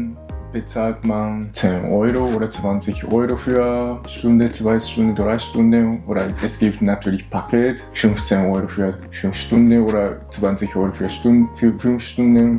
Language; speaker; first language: German; non-native, learner; Japanese